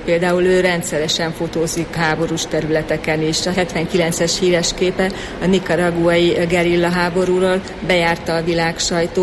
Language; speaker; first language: Hungarian; native; Hungarian